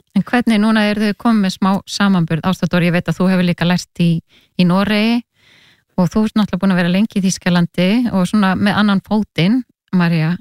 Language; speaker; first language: Icelandic; native; Icelandic